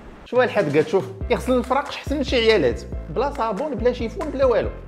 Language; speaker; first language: Arabic; native; Arabic